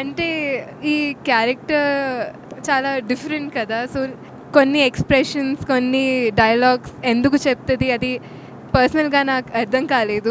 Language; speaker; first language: Telugu; non-native, local second language; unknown